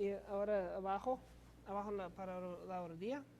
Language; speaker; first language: Spanish; non-native, learner; English